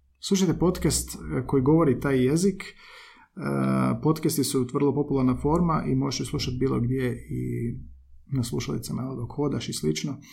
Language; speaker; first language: Croatian; native; Croatian